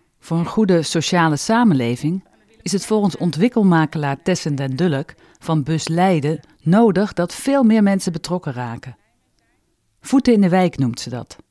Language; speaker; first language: Dutch; native; Dutch